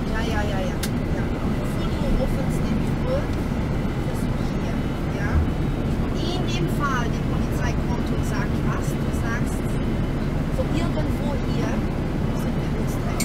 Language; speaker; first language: German; non-native, fluent; Portuguese